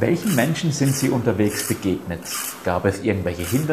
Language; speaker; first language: German; native; German